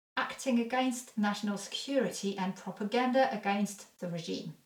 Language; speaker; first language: English; non-native, fluent; French